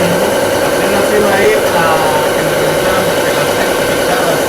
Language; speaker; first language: Spanish; native; Spanish